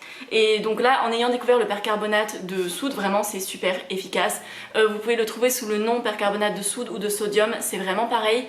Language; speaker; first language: French; native; French